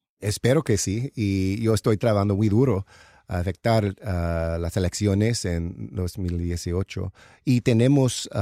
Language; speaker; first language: Spanish; non-native, learner; English